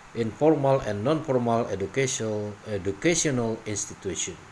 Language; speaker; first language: English; non-native, fluent; Indonesian